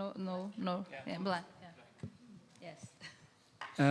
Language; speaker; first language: English; non-native, learner; Portuguese